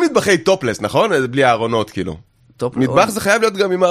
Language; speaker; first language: Hebrew; native; Hebrew